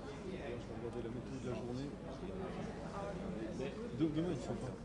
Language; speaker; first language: French; native; French